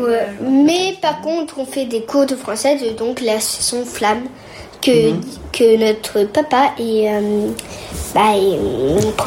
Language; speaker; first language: French; early bilingual, heritage; French